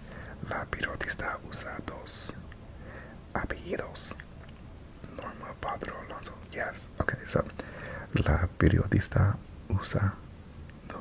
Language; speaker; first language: Spanish; non-native, learner; English